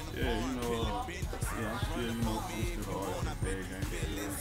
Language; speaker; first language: English; native; English